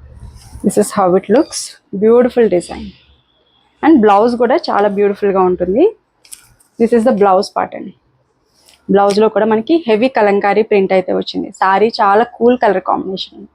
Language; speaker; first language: Telugu; native; Telugu